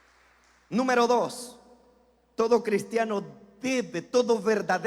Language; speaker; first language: Spanish; native; Spanish